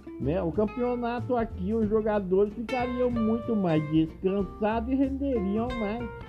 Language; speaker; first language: Portuguese; native; Portuguese